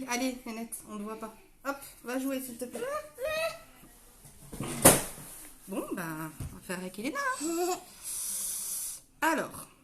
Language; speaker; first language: French; native; French